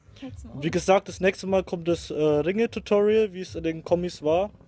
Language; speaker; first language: German; native; German